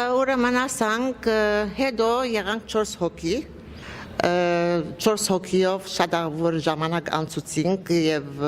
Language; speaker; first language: Armenian; native; Armenian